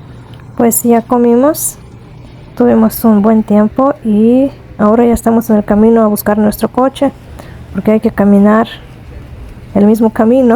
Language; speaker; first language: Spanish; non-native, fluent; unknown